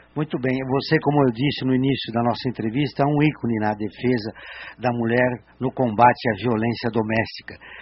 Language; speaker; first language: Portuguese; native; Portuguese